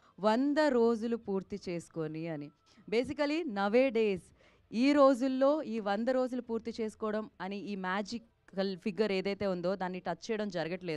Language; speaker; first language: Telugu; native; Telugu